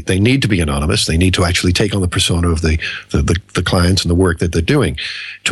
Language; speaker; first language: English; native; English